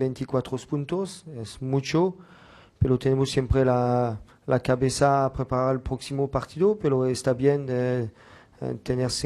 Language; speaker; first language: Spanish; non-native, fluent; French